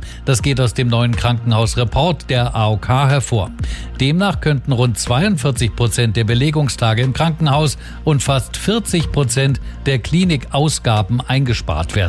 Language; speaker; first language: German; native; German